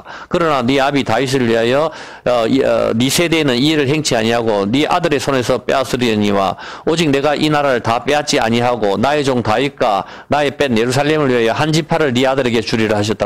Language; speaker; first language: Korean; native; Korean